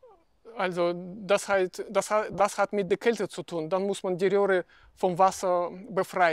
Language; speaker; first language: German; non-native, fluent; Russian